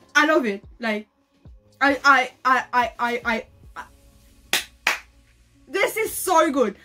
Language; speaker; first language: English; non-native, learner; French